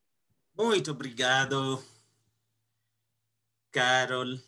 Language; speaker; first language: Portuguese; non-native, fluent; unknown